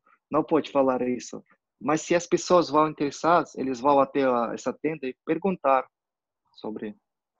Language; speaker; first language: Portuguese; non-native, fluent; Russian